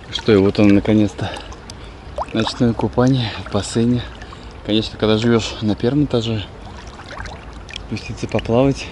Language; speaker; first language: Russian; native; Russian